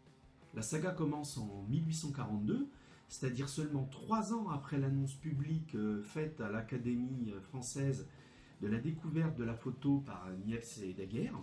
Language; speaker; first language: French; native; French